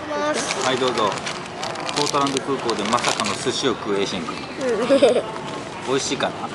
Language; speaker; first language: Japanese; native; Japanese